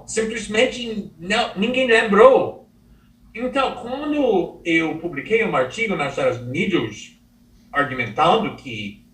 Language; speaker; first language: Portuguese; non-native, fluent; English